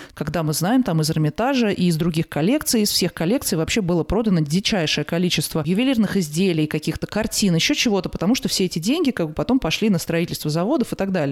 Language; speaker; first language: Russian; native; Russian